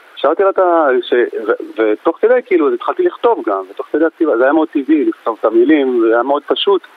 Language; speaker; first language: Hebrew; early bilingual, other home language; Amharic